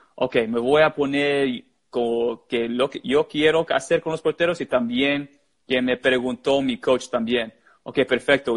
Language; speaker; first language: Spanish; early bilingual, heritage; Spanish